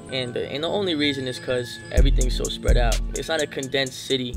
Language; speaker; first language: English; native; English